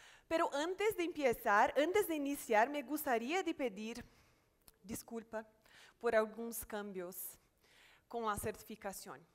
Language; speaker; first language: Spanish; non-native, fluent; Portuguese